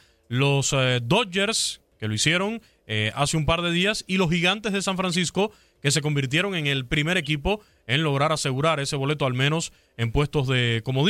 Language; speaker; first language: Spanish; native; Spanish